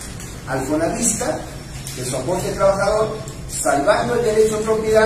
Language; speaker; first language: Spanish; native; Spanish